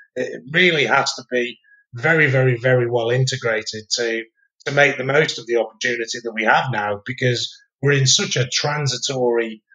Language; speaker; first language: English; native; English